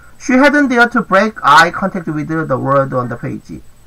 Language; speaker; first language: English; non-native, fluent; Korean